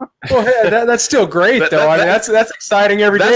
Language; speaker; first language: English; native; English